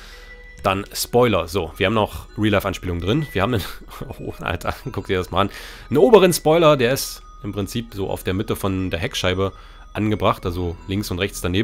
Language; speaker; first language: German; native; German